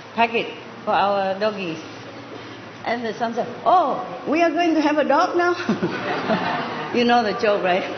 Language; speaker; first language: English; non-native, fluent; Vietnamese